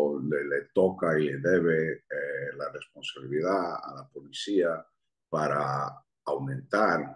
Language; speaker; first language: Spanish; early bilingual, heritage; Spanish